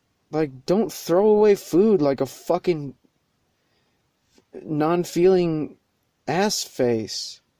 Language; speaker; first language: English; native; English